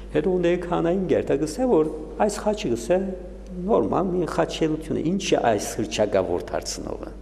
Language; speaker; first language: Armenian; native; Armenian